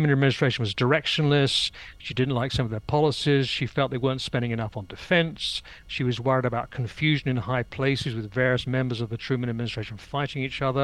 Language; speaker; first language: English; native; English